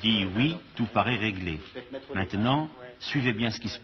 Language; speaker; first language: French; native; French